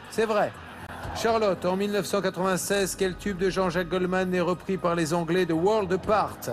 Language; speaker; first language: French; native; French